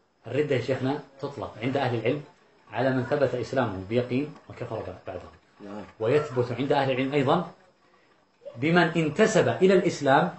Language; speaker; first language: Arabic; native; Arabic